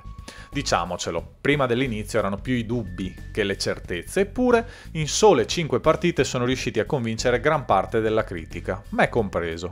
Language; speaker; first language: Italian; native; Italian